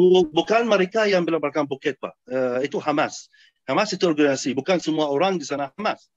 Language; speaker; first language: Indonesian; non-native, fluent; Arabic